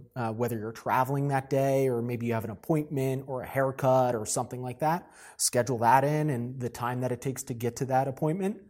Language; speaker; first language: English; native; English